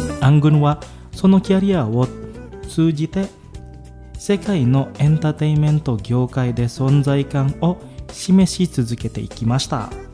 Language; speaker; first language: Japanese; non-native, fluent; Indonesian